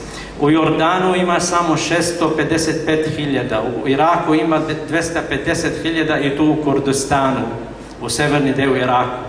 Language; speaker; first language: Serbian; non-native, fluent; Arabic